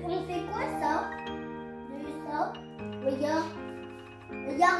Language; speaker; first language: French; early bilingual, other home language; Hmong